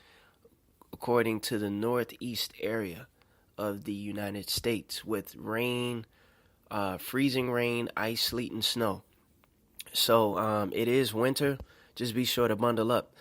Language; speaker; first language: English; native; English